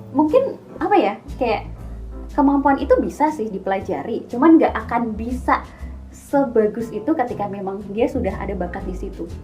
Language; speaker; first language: Indonesian; native; Indonesian